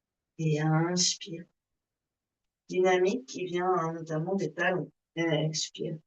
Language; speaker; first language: French; native; French